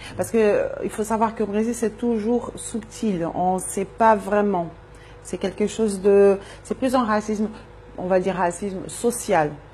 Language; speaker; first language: French; non-native, fluent; Portuguese